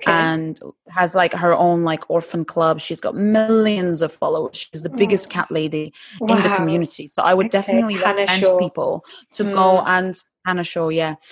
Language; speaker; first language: English; non-native, fluent; Turkish